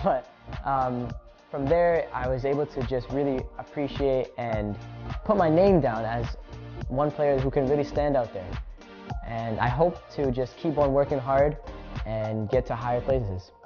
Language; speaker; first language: English; early bilingual, other home language; Hindi